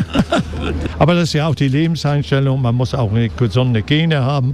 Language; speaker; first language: German; native; German